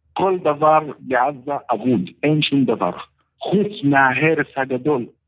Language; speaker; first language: Hebrew; non-native, fluent; Arabic